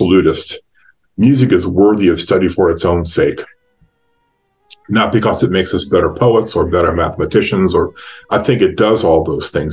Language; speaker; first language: English; native; English